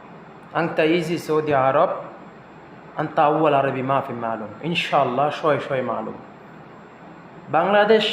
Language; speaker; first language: Arabic; non-native, learner; Bangla